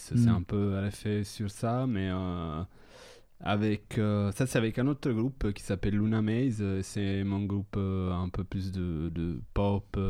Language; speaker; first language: French; non-native, fluent; Italian